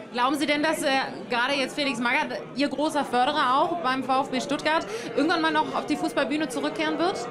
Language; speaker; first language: German; native; German